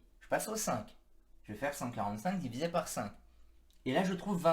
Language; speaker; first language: French; native; French